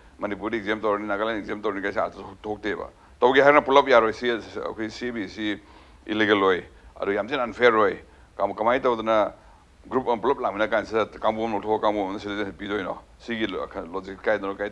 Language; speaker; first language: Manipuri; native; Manipuri